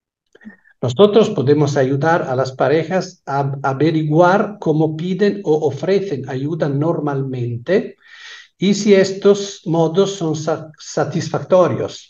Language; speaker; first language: Spanish; non-native, fluent; Italian